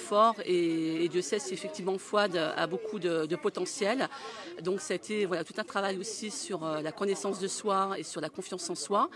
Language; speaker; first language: French; native; French